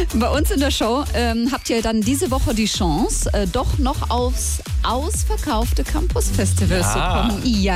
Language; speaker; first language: German; native; German